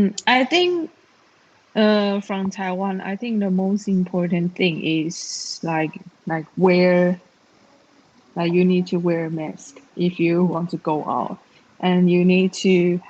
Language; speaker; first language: English; non-native, learner; Chinese